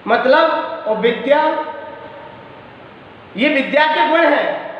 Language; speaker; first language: Hindi; native; Hindi